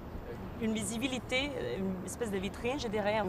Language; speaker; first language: French; native; French